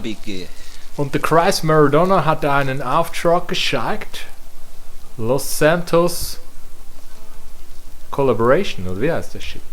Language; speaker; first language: German; native; German